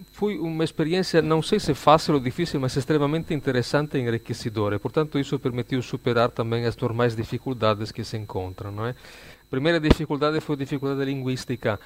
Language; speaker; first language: Portuguese; non-native, fluent; Italian